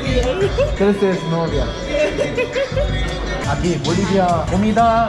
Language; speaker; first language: Spanish; non-native, learner; Korean